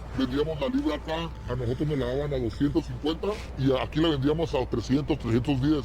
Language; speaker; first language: Spanish; native; Spanish